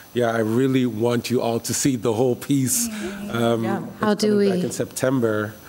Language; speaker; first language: English; early bilingual, other home language; Dutch